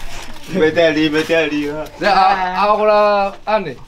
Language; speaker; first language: Portuguese; non-native, learner; Vietnamese